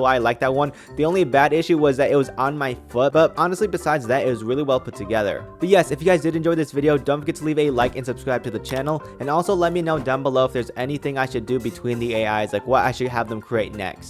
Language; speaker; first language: English; native; English